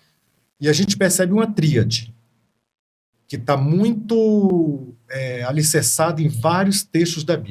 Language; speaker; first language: Portuguese; native; Portuguese